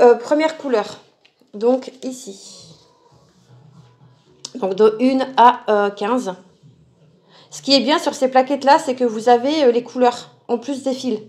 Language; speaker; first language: French; native; French